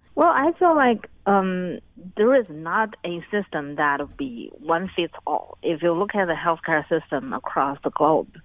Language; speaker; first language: English; non-native, fluent; Chinese